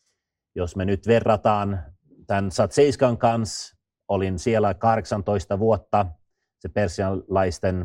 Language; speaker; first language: Finnish; non-native, fluent; Swedish